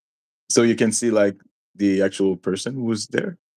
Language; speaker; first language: English; non-native, local second language; French